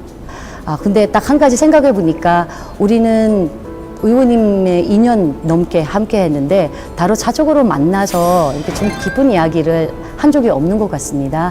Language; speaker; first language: Korean; non-native, fluent; Filipino